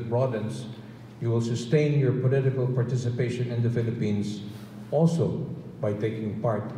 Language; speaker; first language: English; non-native, local second language; Filipino